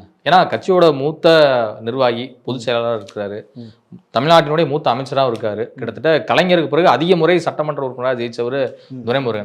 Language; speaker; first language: Tamil; native; Tamil